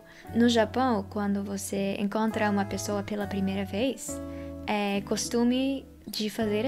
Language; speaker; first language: Portuguese; non-native, fluent; Dutch